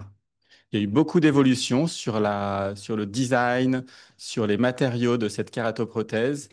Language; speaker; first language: French; native; French